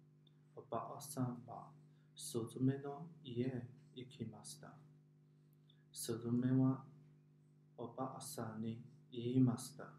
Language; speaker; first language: Japanese; non-native, learner; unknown